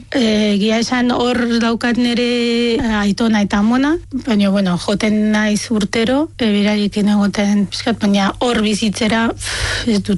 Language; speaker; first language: Basque; non-native, fluent; Arabic